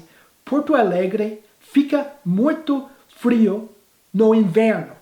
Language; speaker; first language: Portuguese; non-native, fluent; English